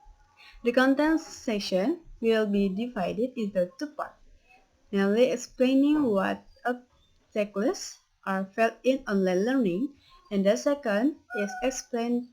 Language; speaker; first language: English; non-native, learner; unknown